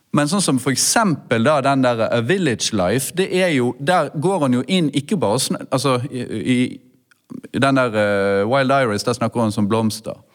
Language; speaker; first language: Norwegian; native; Norwegian